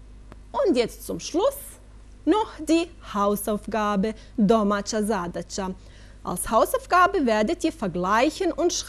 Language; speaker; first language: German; non-native, fluent; Bosnian